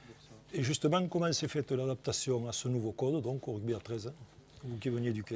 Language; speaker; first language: French; native; French